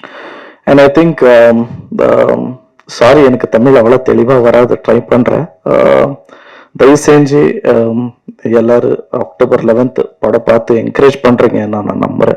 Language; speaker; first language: Tamil; non-native, learner; Kannada